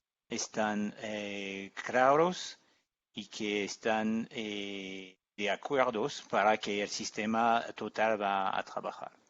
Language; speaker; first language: Spanish; non-native, learner; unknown